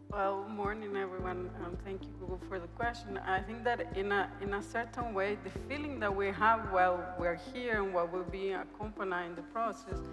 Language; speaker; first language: English; non-native, fluent; Portuguese